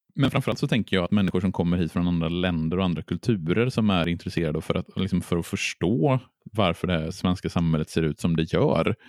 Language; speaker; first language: Swedish; native; Swedish